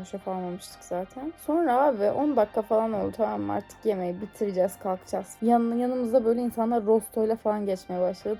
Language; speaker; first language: Turkish; native; Turkish